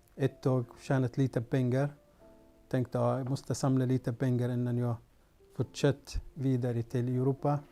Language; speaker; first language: Swedish; non-native, fluent; Arabic